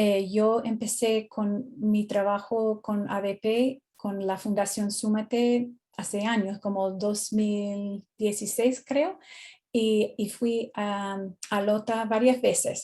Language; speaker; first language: Spanish; non-native, fluent; English